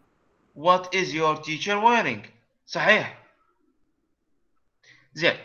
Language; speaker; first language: English; non-native, learner; Arabic